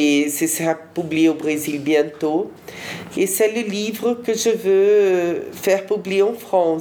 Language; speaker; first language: French; non-native, fluent; Portuguese